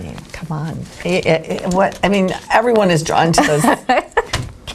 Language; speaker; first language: English; native; English